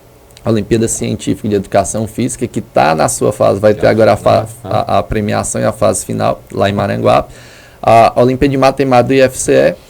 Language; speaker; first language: Portuguese; native; Portuguese